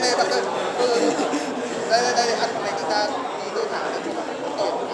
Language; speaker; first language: Vietnamese; native; Vietnamese